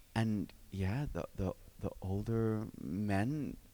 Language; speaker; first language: English; native; English